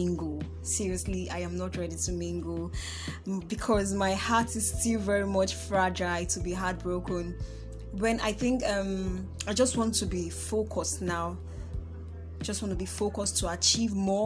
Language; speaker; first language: English; non-native, local second language; Igbo